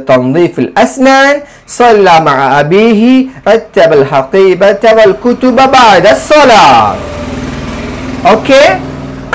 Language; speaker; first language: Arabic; non-native, fluent; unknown